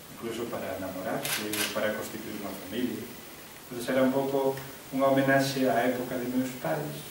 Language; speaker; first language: Galician; non-native, local second language; Spanish